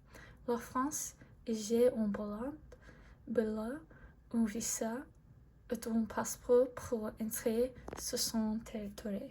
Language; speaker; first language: French; non-native, learner; English